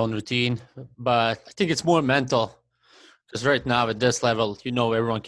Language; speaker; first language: English; non-native, fluent; Latvian